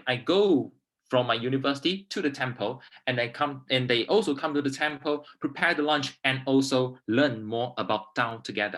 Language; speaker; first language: English; non-native, fluent; Chinese